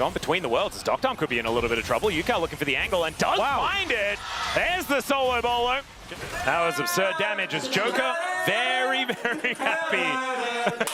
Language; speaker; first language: English; native; English